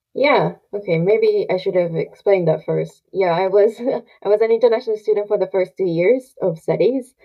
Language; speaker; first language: English; non-native, fluent; Japanese